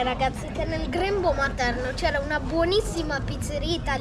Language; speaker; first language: Italian; native; Italian